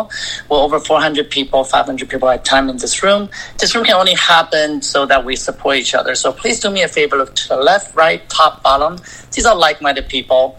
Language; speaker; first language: English; native; English